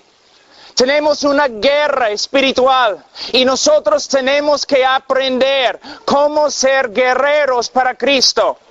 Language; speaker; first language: Spanish; non-native, fluent; English